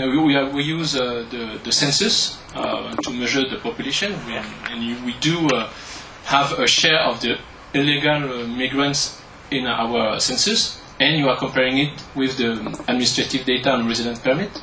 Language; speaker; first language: English; non-native, learner; French